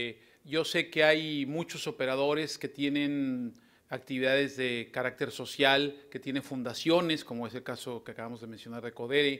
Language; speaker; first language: Spanish; native; Spanish